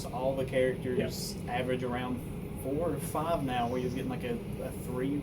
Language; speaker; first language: English; native; English